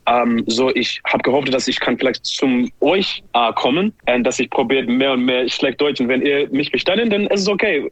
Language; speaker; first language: German; non-native, learner; English